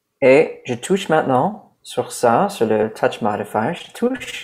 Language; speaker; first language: French; non-native, learner; English